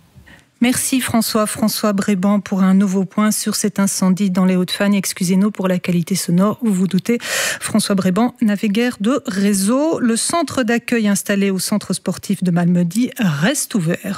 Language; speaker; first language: French; native; French